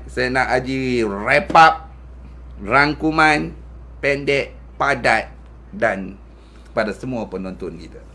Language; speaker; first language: Malay; native; Malay